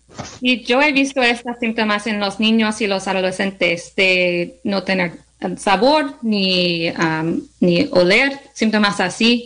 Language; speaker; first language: Spanish; non-native, learner; English